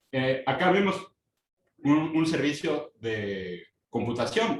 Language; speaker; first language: Spanish; native; Spanish